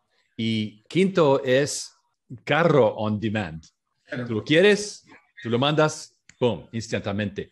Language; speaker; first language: Spanish; non-native, fluent; French